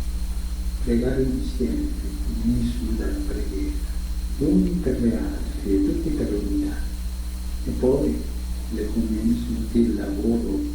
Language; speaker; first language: Italian; non-native, fluent; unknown